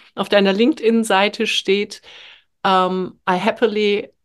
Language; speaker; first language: German; non-native, fluent; Swedish